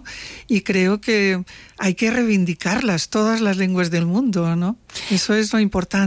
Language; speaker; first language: Spanish; non-native, local second language; Catalan